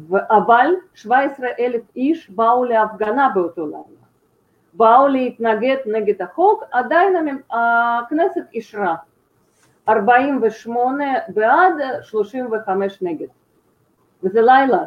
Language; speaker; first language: Hebrew; non-native, fluent; Russian